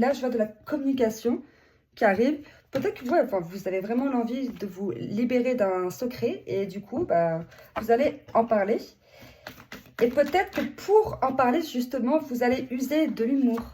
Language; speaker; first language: French; native; French